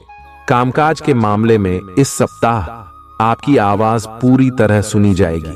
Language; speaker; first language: Hindi; native; Hindi